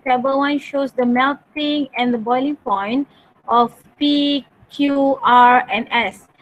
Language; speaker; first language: English; non-native, local second language; Malay